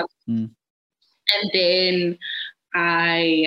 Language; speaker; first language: English; non-native, local second language; Xhosa